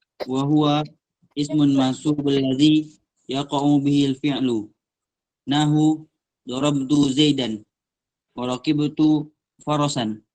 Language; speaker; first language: Arabic; non-native, learner; Indonesian